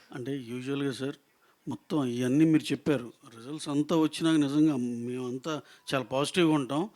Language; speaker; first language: Telugu; native; Telugu